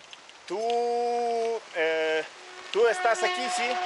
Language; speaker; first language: Spanish; non-native, learner; Russian